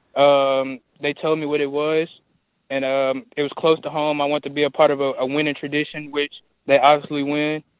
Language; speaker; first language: English; native; English